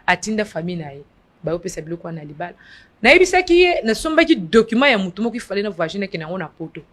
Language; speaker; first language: Lingala; non-native, local second language; Luba-Lulua